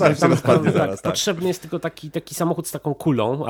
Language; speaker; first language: Polish; native; Polish